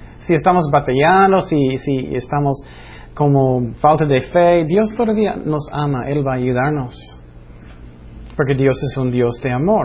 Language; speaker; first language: Spanish; non-native, fluent; English